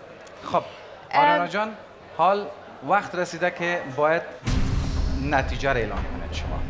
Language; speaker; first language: Persian; native; Persian